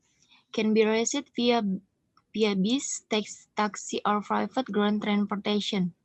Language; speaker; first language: English; non-native, learner; Indonesian